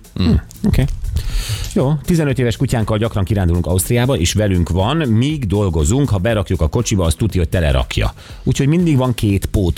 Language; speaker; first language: Hungarian; native; Hungarian